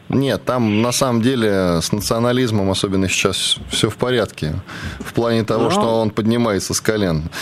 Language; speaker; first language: Russian; native; Russian